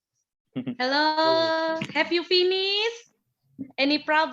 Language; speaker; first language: English; non-native, learner; Indonesian